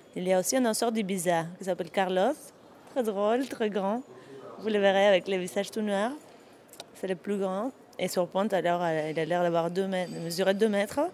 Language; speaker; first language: French; non-native, fluent; Spanish